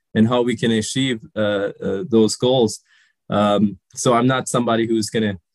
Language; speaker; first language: English; early bilingual, other home language; Sinhala